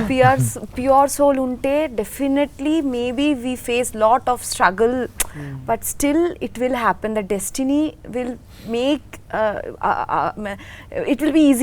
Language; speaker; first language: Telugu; non-native, learner; Bangla